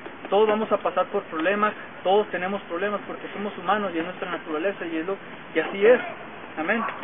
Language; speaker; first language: Spanish; early bilingual, heritage; Spanish